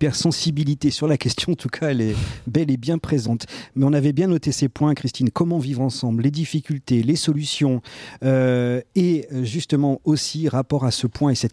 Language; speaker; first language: French; native; French